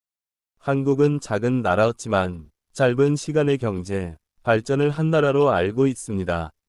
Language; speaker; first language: Korean; non-native, learner; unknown